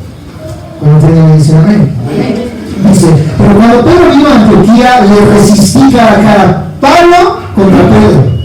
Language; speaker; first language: Spanish; native; Spanish